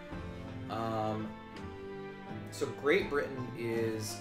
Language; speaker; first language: English; native; English